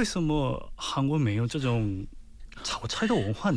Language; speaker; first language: Chinese; non-native, fluent; Korean